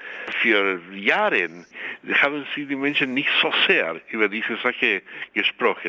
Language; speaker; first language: German; non-native, fluent; Spanish